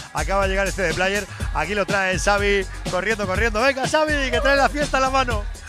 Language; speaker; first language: Spanish; native; Spanish